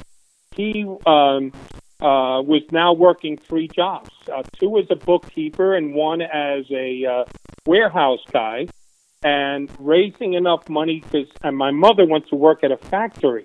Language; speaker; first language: English; early bilingual, other home language; Spanish